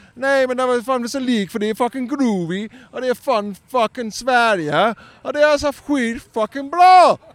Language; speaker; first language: Swedish; non-native, learner; Danish